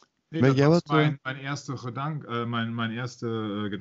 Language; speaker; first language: Dutch; non-native, learner; German